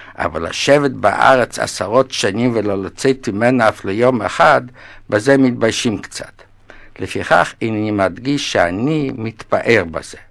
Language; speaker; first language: Hebrew; non-native, fluent; Yiddish